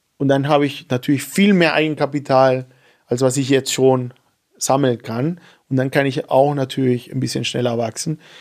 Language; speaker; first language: German; non-native, fluent; Spanish